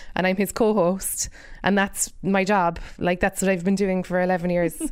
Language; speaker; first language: English; native; English